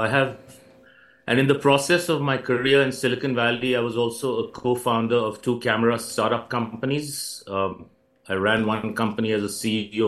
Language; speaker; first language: English; non-native, local second language; Hindi